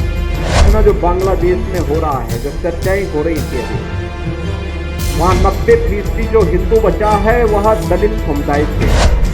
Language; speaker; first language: Hindi; native; Hindi